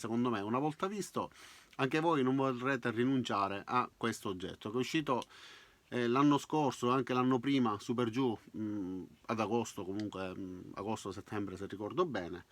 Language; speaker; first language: Italian; native; Italian